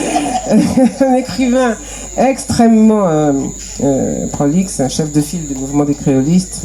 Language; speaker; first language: French; native; French